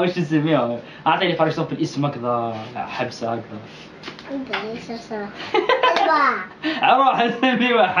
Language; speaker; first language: Arabic; native; Arabic